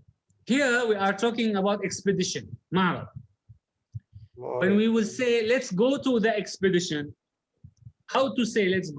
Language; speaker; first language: English; non-native, learner; Arabic